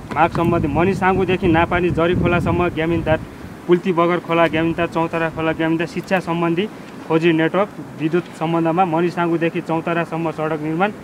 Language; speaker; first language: Nepali; native; Nepali